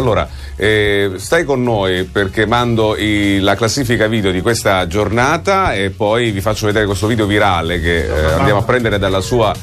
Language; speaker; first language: Italian; native; Italian